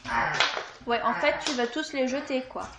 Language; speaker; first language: French; native; French